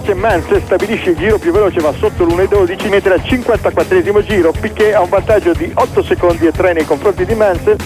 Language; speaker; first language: Italian; native; Italian